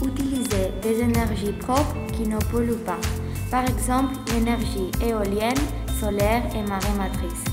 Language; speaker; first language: French; non-native, learner; Spanish